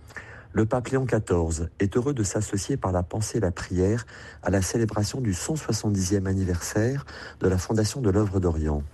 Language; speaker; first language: French; native; French